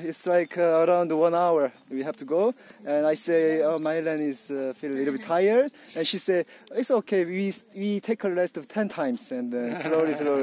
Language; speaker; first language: English; non-native, fluent; Korean